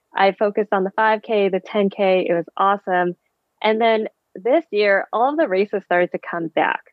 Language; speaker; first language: English; early bilingual, other home language; Vietnamese